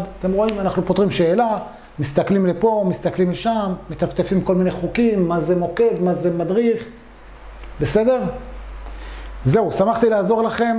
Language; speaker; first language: Hebrew; native; Hebrew